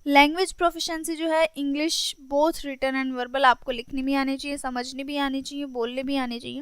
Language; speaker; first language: Hindi; native; Hindi